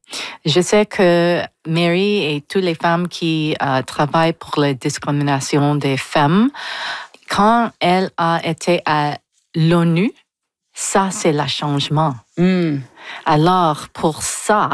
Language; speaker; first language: French; non-native, local second language; English